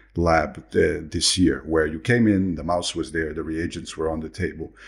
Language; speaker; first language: English; non-native, fluent; Portuguese